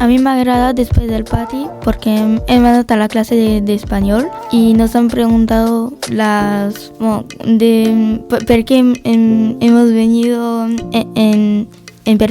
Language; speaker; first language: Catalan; non-native, learner; French